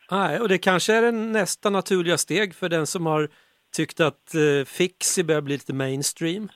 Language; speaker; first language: Swedish; native; Swedish